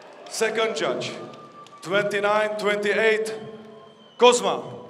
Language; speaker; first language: English; non-native, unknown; Czech